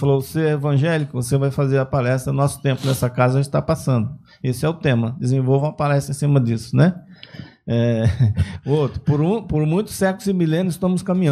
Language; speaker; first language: Portuguese; native; Portuguese